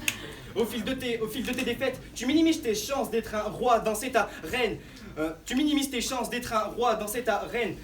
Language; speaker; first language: French; native; French